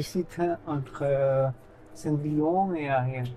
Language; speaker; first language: French; non-native, fluent; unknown